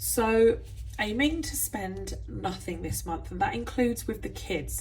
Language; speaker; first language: English; native; English